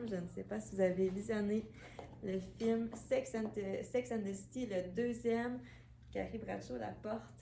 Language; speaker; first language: French; native; French